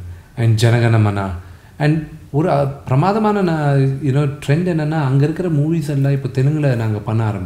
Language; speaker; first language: Tamil; non-native, local second language; Telugu